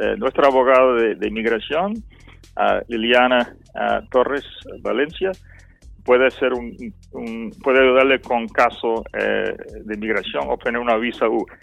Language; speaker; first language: Spanish; non-native, fluent; English